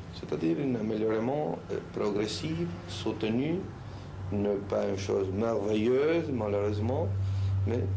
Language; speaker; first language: French; non-native, fluent; Spanish